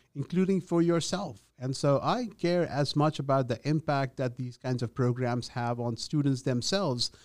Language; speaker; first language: English; non-native, local second language; Gujarati